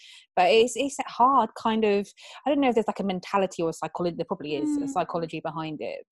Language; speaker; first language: English; native; English